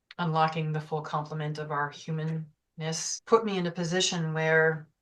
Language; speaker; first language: English; native; English